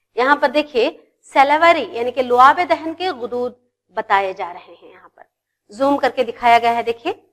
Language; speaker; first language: Urdu; native; Urdu